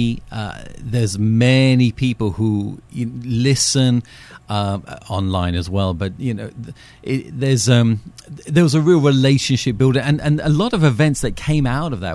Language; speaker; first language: English; native; English